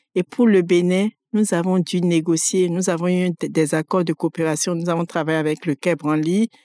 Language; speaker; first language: French; non-native, local second language; Fon